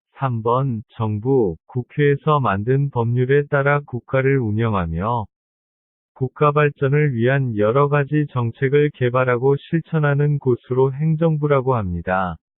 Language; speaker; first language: Korean; non-native, learner; Vietnamese